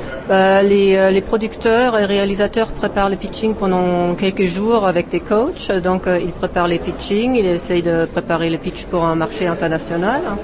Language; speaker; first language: French; non-native, fluent; German